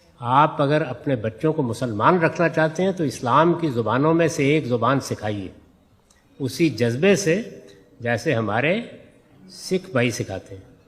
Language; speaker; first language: Urdu; native; Urdu